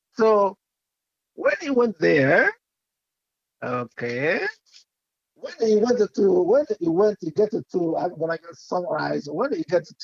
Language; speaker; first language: English; non-native, fluent; French